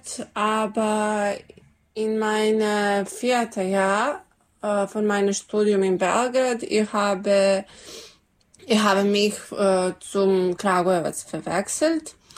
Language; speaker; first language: German; non-native, learner; Serbian